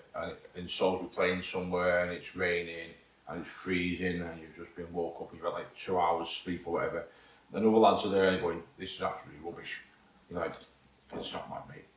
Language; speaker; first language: English; native; English